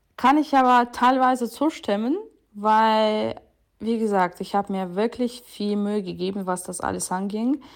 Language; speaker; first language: German; non-native, fluent; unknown